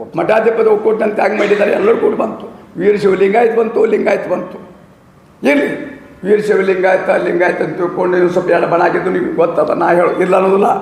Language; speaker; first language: Kannada; native; Kannada